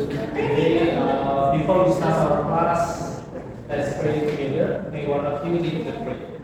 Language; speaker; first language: English; non-native, learner; Indonesian